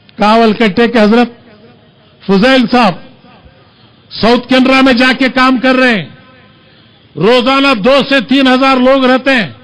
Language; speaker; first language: Urdu; native; Urdu